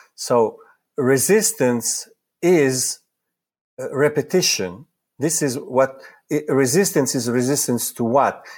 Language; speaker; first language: English; non-native, fluent; Italian